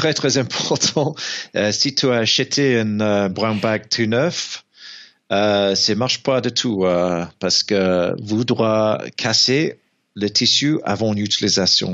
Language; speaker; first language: French; non-native, learner; English